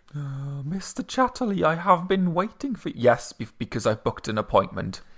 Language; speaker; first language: English; non-native, fluent; Luxembourgish